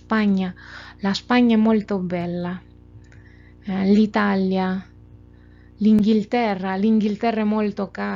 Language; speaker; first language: Italian; non-native, fluent; Spanish